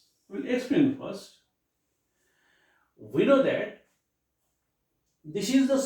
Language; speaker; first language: English; non-native, local second language; Marathi